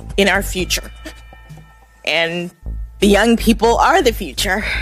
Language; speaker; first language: English; native; English